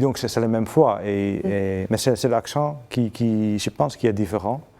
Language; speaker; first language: French; non-native, fluent; Dutch